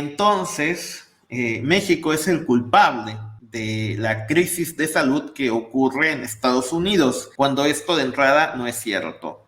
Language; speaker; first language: Spanish; native; Spanish